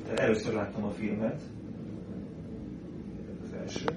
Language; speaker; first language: Hungarian; native; Hungarian